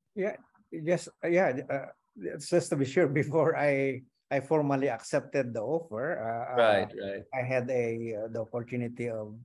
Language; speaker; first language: English; non-native, local second language; Iloko